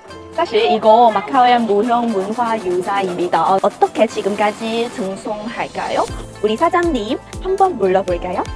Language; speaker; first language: Korean; non-native, fluent; Cantonese